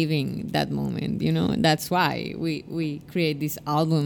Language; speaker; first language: English; non-native, fluent; Spanish